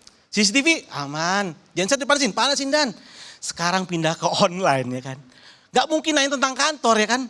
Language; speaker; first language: Indonesian; native; Indonesian